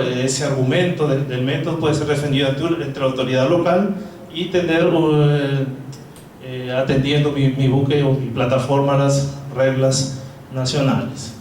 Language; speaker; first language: Spanish; non-native, fluent; Portuguese